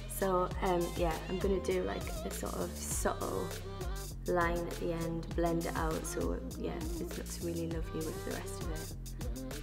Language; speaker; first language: English; native; English